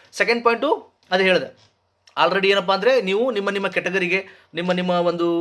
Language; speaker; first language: Kannada; native; Kannada